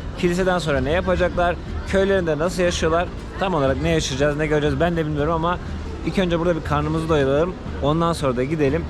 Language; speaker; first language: Turkish; native; Turkish